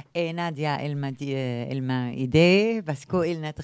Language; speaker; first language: French; non-native, learner; Arabic